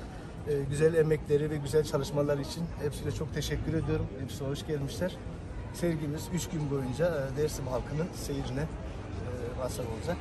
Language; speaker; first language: Turkish; native; Turkish